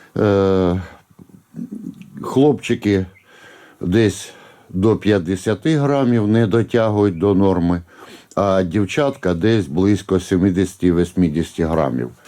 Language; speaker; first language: Ukrainian; non-native, local second language; Russian